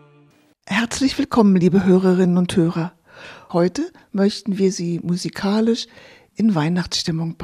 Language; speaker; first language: German; native; German